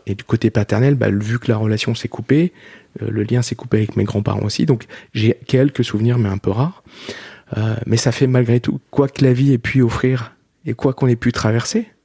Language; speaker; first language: French; native; French